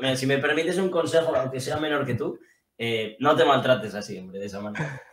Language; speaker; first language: Spanish; native; Spanish